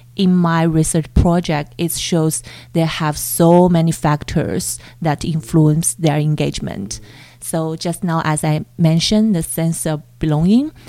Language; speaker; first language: English; non-native, fluent; Chinese